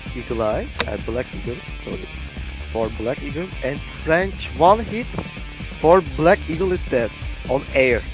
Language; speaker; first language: English; non-native, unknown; Turkish